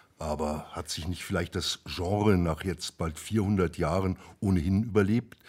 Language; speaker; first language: German; native; German